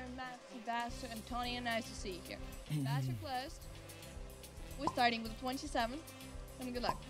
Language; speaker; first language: English; non-native, fluent; Latvian